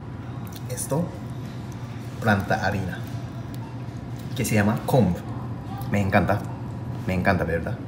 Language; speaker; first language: Spanish; non-native, learner; Japanese